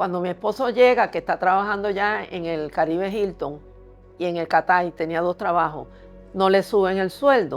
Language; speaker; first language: Spanish; early bilingual, other home language; Cantonese